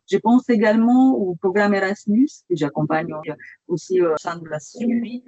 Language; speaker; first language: French; non-native, fluent; Romanian